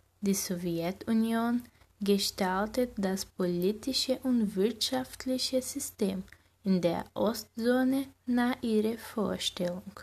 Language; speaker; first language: German; non-native, learner; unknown